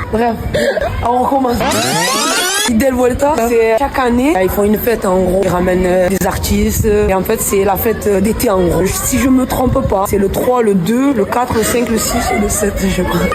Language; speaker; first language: French; native; French